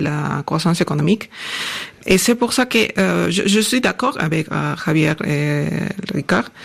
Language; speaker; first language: French; non-native, learner; Spanish